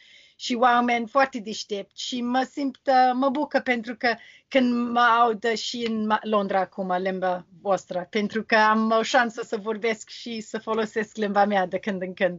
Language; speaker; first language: Romanian; non-native, learner; English